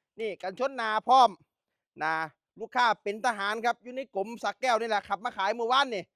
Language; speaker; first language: Thai; non-native, local second language; Northeastern Thai